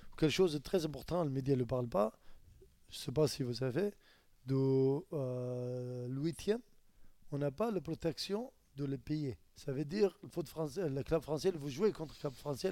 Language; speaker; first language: French; non-native, learner; Arabic